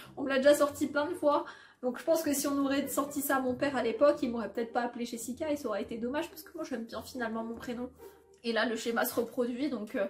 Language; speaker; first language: French; early bilingual, other home language; Polish